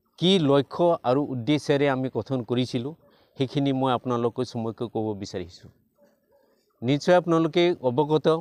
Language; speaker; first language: Assamese; non-native, local second language; Bodo